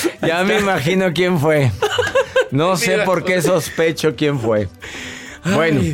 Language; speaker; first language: Spanish; native; Spanish